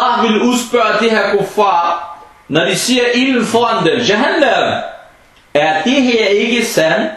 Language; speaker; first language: Danish; non-native, fluent; Arabic